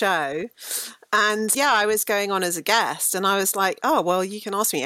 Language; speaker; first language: English; native; English